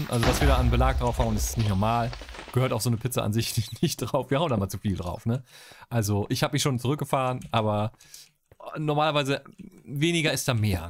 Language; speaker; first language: German; native; German